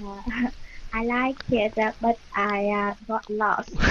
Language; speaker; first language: English; non-native, learner; Vietnamese